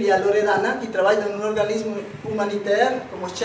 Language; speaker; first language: French; non-native, fluent; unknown